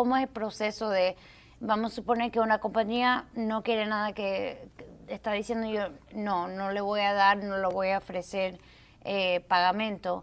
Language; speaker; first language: Spanish; early bilingual, heritage; Spanish